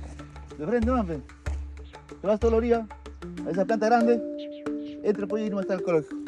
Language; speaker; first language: Spanish; native; Spanish